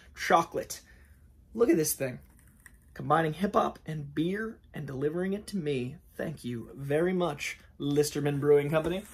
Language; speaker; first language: English; native; English